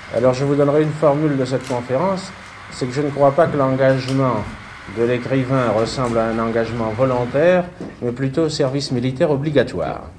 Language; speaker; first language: French; native; French